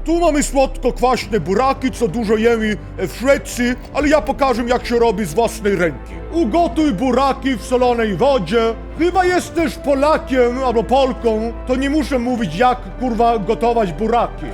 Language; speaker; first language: Polish; non-native, learner; Swedish